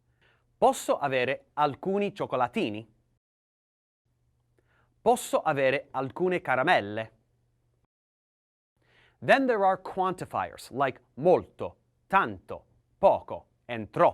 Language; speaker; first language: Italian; non-native, learner; English